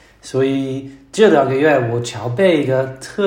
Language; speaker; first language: Chinese; non-native, learner; English